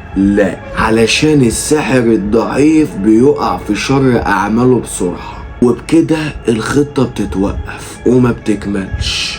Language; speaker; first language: Arabic; native; Arabic